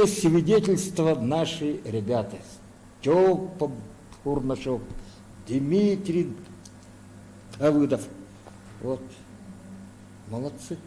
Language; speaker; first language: Russian; non-native, local second language; Yakut